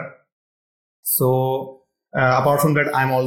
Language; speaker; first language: English; non-native, local second language; Urdu